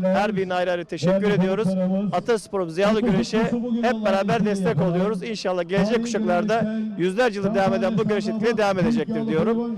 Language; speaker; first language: Turkish; native; Turkish